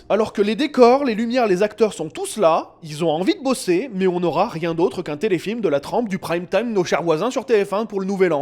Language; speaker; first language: French; native; French